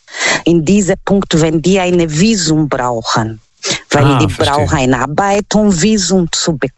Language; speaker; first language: German; non-native, learner; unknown